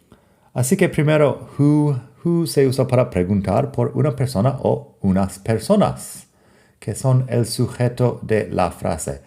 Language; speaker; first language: Spanish; non-native, fluent; English